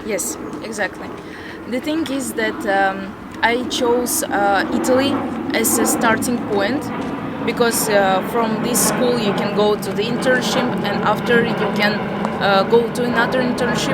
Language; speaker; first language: English; non-native, fluent; Latvian